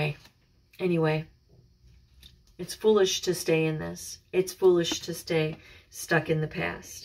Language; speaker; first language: English; native; English